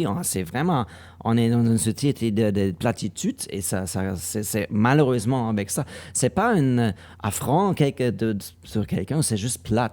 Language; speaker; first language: French; non-native, learner; German